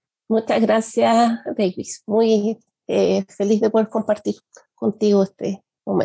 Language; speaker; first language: Spanish; native; Spanish